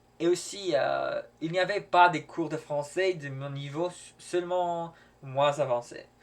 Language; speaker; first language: French; non-native, learner; English